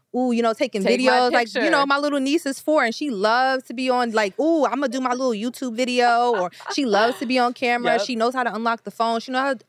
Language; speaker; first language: English; native; English